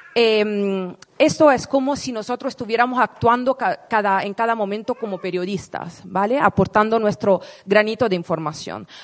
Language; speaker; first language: Spanish; non-native, fluent; Italian